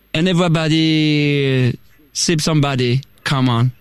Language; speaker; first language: English; non-native, learner; French